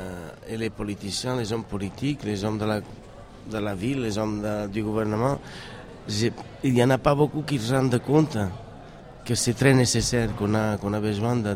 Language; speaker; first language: French; non-native, fluent; Catalan